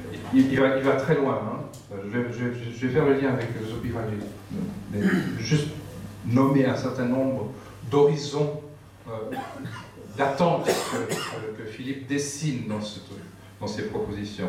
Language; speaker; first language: French; native; French